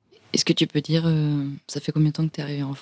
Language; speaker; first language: French; native; French